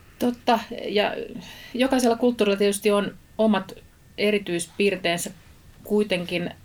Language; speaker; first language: Finnish; native; Finnish